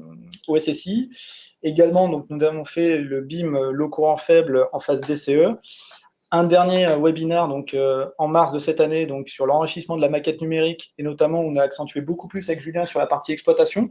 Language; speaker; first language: French; native; French